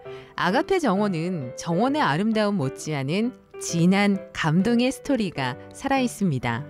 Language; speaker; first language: Korean; native; Korean